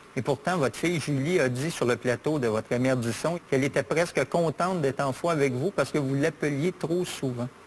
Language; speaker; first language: French; native; French